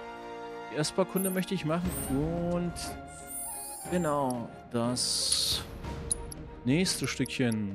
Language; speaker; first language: German; native; German